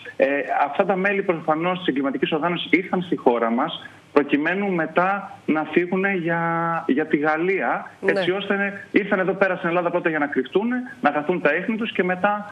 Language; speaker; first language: Greek; native; Greek